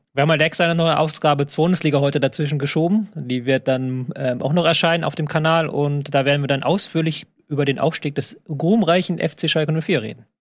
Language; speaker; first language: German; native; German